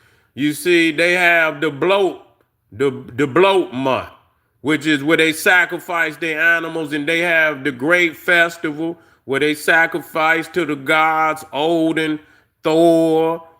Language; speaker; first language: English; native; English